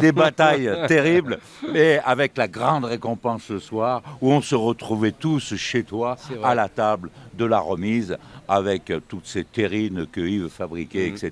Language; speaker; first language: French; native; French